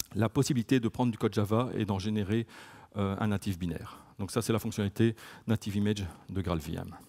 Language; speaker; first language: French; native; French